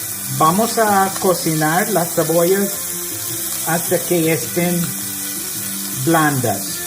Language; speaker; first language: Spanish; non-native, learner; English